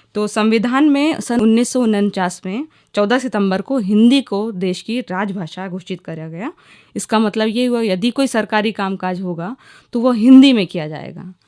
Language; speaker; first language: Hindi; native; Hindi